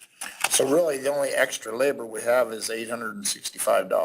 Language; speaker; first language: English; native; English